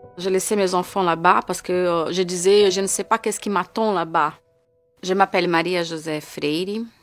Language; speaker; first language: French; non-native, fluent; Portuguese